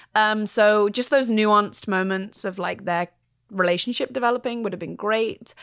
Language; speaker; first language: English; native; English